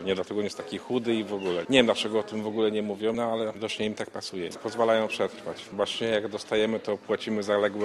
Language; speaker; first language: Polish; native; Polish